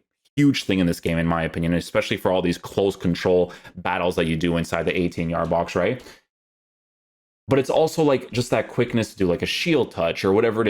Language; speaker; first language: English; native; English